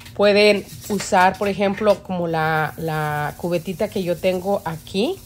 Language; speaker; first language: Spanish; native; Spanish